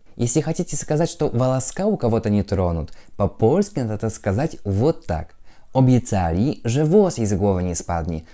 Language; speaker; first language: Russian; non-native, fluent; Polish